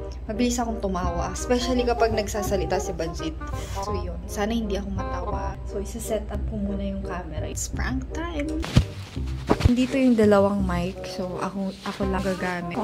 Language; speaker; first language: Filipino; native; Filipino